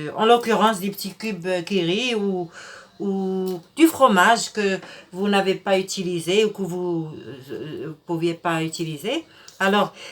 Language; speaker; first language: French; non-native, local second language; Arabic